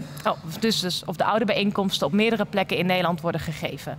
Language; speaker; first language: Dutch; native; Dutch